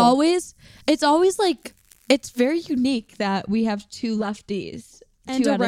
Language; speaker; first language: English; native; English